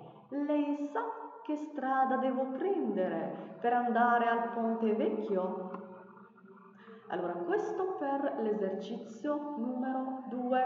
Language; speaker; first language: Italian; non-native, fluent; Arabic